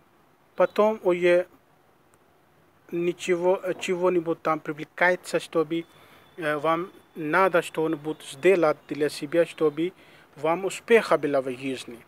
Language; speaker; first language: Russian; non-native, learner; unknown